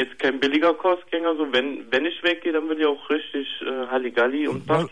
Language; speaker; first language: German; native; German